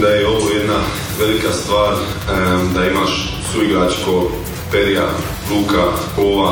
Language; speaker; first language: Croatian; early bilingual, heritage; Croatian